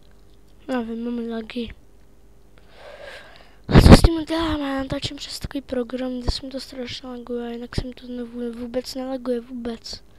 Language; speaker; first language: Czech; native; Czech